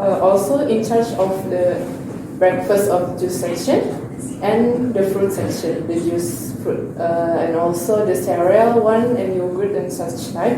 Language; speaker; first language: English; non-native, learner; Indonesian